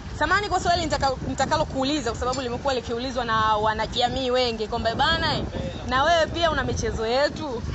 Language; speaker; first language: Swahili; native; Swahili